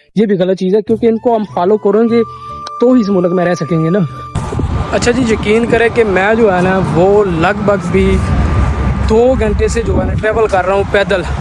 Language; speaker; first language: Urdu; non-native, local second language; Punjabi